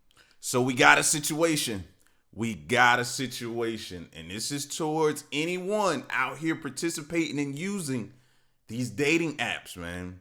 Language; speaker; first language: English; native; English